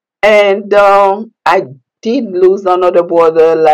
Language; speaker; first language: English; non-native, fluent; Haitian Creole